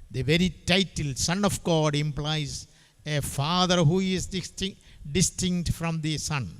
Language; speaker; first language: English; non-native, local second language; Malayalam